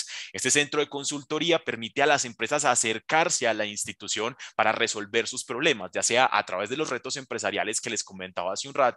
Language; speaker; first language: Spanish; native; Spanish